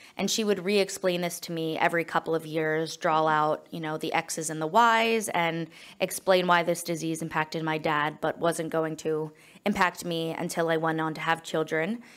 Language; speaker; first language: English; native; English